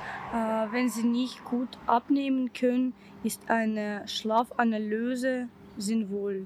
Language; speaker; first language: German; non-native, learner; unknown